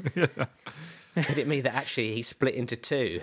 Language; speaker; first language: English; native; English